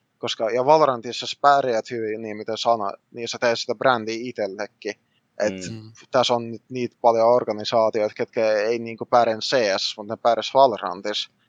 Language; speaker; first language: Finnish; early bilingual, other home language; Russian